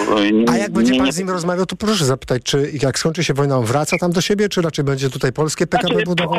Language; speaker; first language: Polish; native; Polish